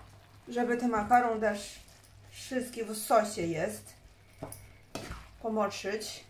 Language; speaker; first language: Polish; non-native, learner; Chinese